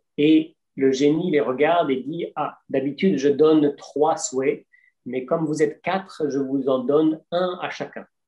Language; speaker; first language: French; native; French